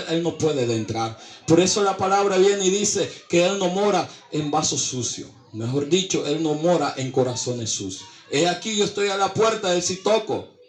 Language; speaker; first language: Spanish; native; Spanish